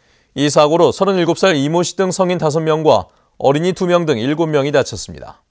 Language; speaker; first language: Korean; native; Korean